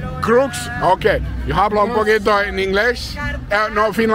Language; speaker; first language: Spanish; non-native, learner; Finnish